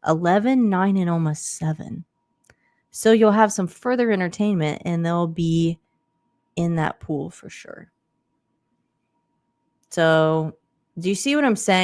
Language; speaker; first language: English; native; English